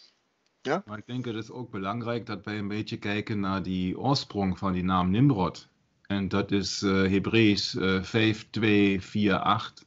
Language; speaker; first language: Dutch; non-native, fluent; German